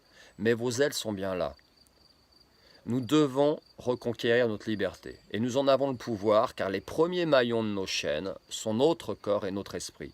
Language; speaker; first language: French; native; French